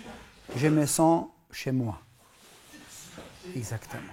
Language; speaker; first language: French; non-native, fluent; Macedonian